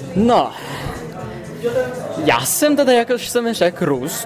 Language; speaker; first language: Czech; non-native, fluent; Russian